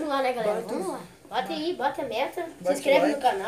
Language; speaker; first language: Portuguese; native; Portuguese